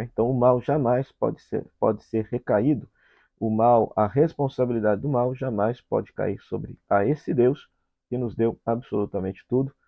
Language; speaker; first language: Portuguese; native; Portuguese